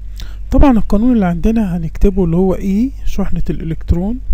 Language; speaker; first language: Arabic; native; Arabic